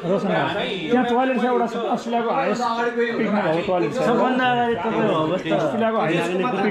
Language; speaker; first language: Nepali; native; Nepali